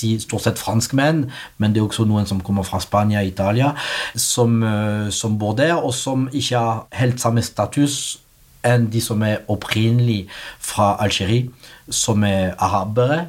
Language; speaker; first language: Norwegian; non-native, fluent; French